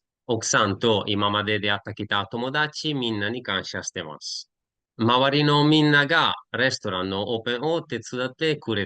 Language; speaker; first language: Japanese; non-native, learner; Italian